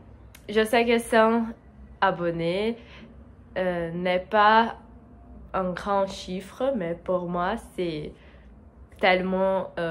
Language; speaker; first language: French; non-native, learner; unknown